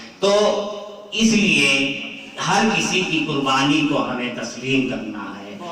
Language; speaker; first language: Urdu; native; Urdu